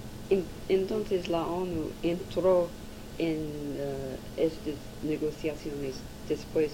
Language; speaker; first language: Spanish; non-native, learner; English